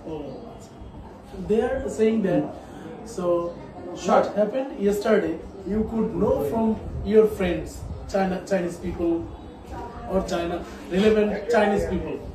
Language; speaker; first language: English; non-native, fluent; Bangla